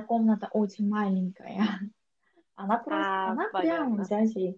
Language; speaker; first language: Russian; non-native, learner; Korean